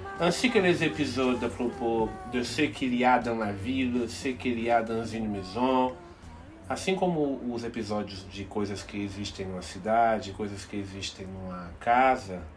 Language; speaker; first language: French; non-native, fluent; Portuguese